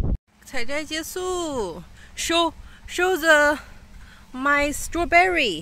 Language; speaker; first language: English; non-native, learner; Chinese